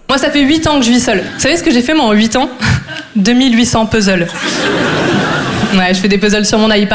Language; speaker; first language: French; native; French